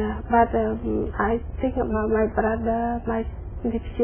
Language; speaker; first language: English; non-native, learner; Khmer